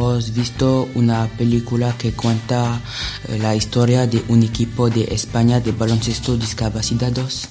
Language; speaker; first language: Spanish; non-native, learner; French